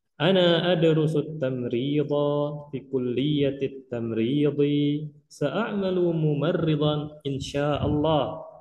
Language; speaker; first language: Arabic; non-native, fluent; Indonesian